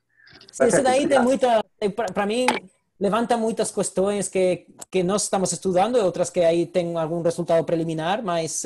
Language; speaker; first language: Portuguese; non-native, fluent; Spanish